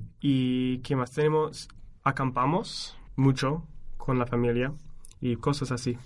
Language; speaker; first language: Spanish; non-native, fluent; English